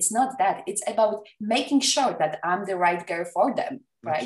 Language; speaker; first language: English; non-native, fluent; Polish